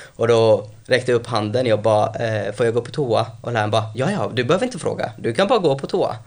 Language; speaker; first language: Swedish; early bilingual, other home language; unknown